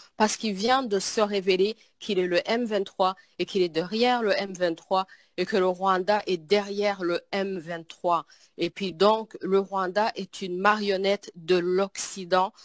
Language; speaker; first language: French; non-native, local second language; Kinyarwanda